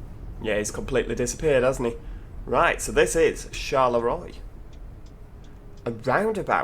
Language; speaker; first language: English; native; English